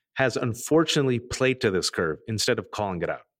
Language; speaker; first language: English; early bilingual, other home language; Urdu